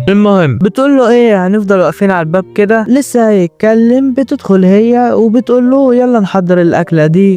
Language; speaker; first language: Arabic; native; Arabic